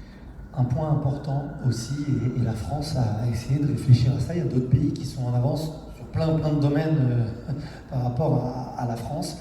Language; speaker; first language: French; native; French